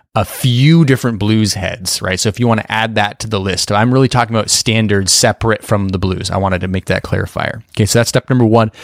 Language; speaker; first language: English; native; English